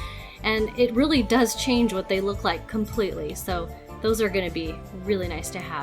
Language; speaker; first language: English; native; English